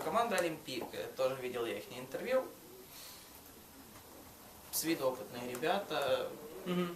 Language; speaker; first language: Russian; native; Russian